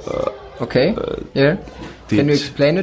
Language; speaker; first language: English; non-native, fluent; German